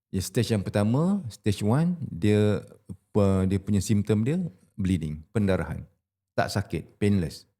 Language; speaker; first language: Malay; native; Malay